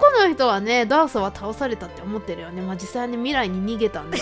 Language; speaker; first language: Japanese; native; Japanese